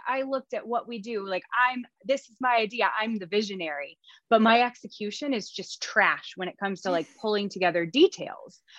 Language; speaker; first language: English; native; English